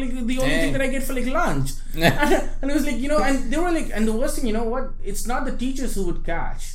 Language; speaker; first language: English; non-native, local second language; Hindi